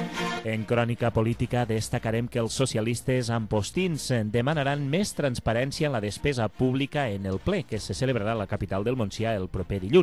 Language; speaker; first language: Catalan; native; Catalan